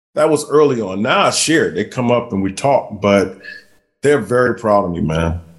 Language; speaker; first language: English; native; English